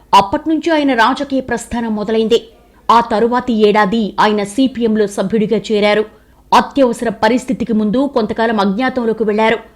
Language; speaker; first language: Telugu; native; Telugu